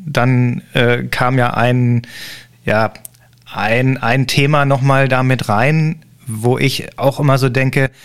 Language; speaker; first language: German; native; German